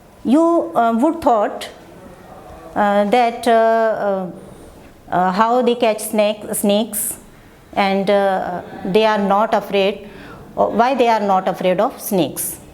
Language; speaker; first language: English; non-native, local second language; Gujarati